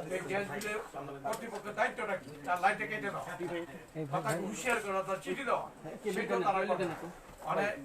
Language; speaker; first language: Bangla; native; Bangla